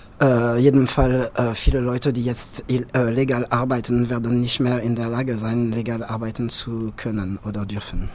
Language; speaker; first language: German; non-native, fluent; French